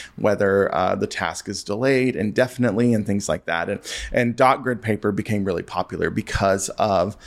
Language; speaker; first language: English; native; English